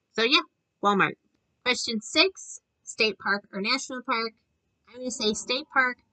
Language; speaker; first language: English; native; English